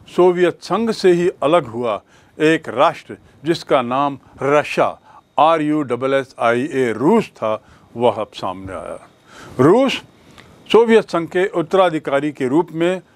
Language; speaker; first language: Hindi; native; Hindi